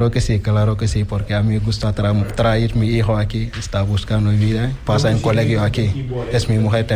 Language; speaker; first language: Spanish; non-native, learner; Wolof